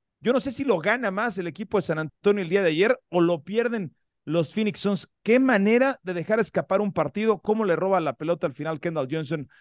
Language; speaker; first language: Spanish; native; Spanish